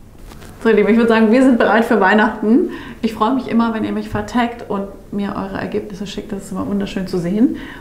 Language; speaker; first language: German; native; German